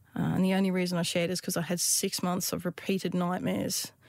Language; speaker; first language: English; native; English